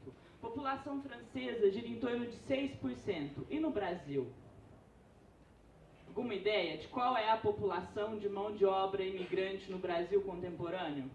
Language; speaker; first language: Portuguese; native; Portuguese